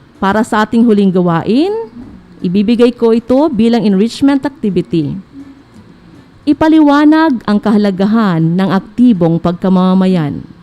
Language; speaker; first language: Filipino; non-native, local second language; Bikol